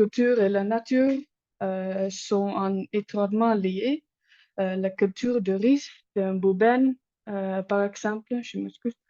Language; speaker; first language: French; non-native, learner; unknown